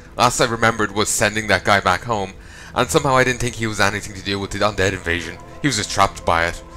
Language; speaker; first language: English; native; English